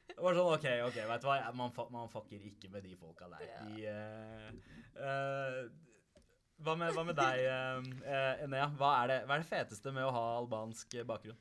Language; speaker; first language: Norwegian; early bilingual, other home language; Punjabi